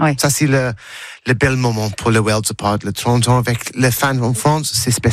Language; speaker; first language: French; non-native, learner; English